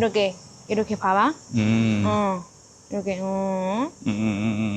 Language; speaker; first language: Korean; non-native, learner; Vietnamese